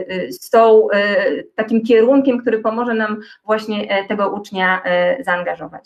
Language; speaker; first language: Polish; native; Polish